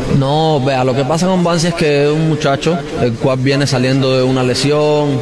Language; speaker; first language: Spanish; native; Spanish